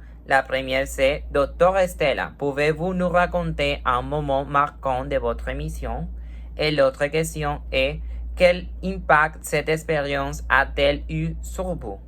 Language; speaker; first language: French; non-native, learner; Spanish